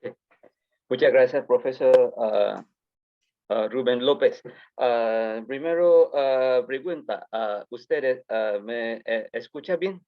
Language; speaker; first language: Spanish; non-native, learner; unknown